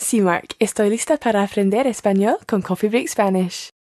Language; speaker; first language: Spanish; non-native, learner; English